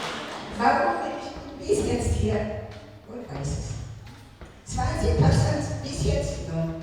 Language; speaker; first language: German; non-native, learner; Tigrinya